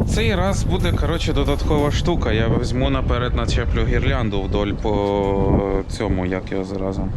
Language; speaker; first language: Ukrainian; non-native, local second language; Russian